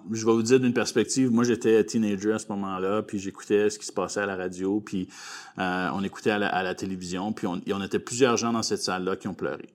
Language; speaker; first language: French; native; French